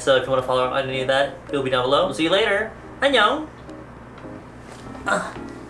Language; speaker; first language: English; native; English